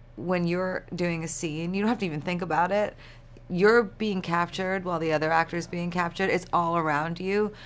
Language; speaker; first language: English; native; English